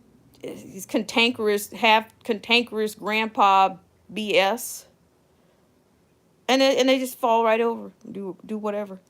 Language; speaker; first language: English; native; English